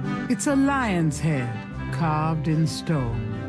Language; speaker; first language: English; native; English